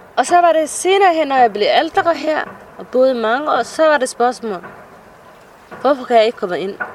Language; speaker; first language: Danish; non-native, fluent; Somali